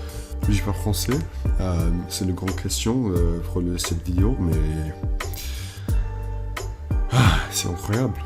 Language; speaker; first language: French; non-native, learner; English